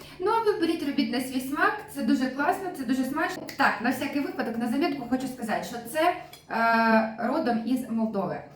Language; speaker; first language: Ukrainian; non-native, local second language; Russian